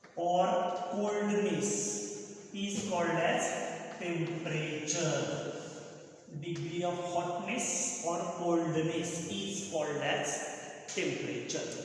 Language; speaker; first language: English; non-native, local second language; Marathi